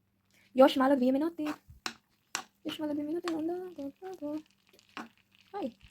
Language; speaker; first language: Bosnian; non-native, learner; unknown